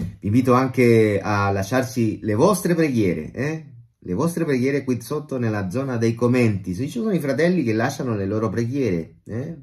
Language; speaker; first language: Italian; non-native, fluent; Spanish